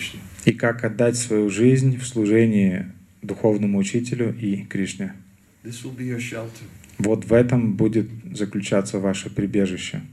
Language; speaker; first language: Russian; native; Russian